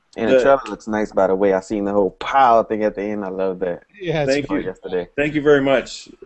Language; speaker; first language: English; native; English